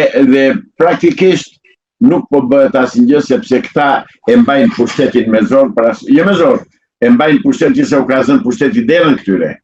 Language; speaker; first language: Albanian; native; Albanian